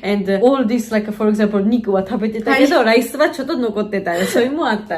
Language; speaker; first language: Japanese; non-native, fluent; Georgian